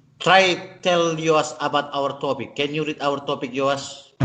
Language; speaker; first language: English; non-native, learner; Indonesian